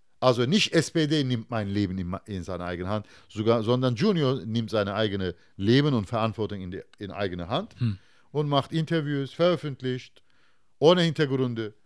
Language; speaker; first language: German; non-native, fluent; Turkish